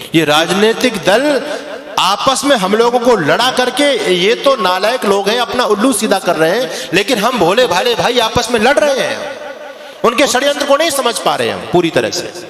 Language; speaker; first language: Hindi; native; Hindi